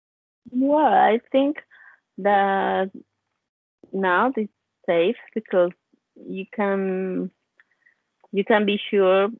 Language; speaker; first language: English; non-native, learner; Spanish